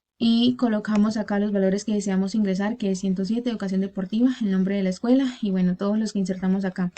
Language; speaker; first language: Spanish; native; Spanish